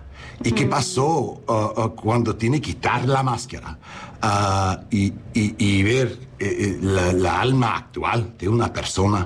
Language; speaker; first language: Spanish; non-native, learner; English